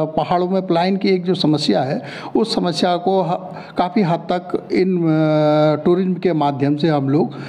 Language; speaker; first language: Hindi; native; Hindi